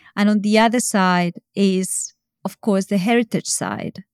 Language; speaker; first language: English; non-native, fluent; Spanish